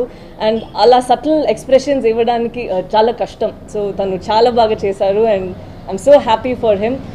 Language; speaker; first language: Telugu; non-native, learner; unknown